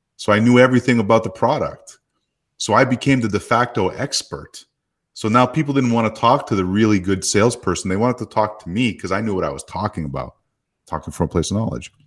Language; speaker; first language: English; native; English